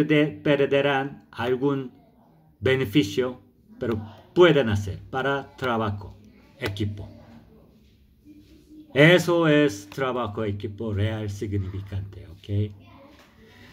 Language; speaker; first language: Spanish; non-native, learner; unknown